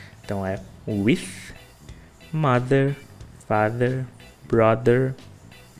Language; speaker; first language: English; non-native, fluent; Portuguese